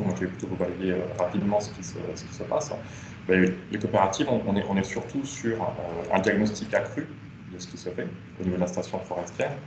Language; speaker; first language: French; native; French